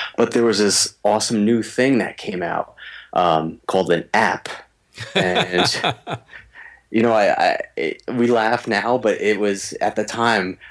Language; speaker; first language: English; native; English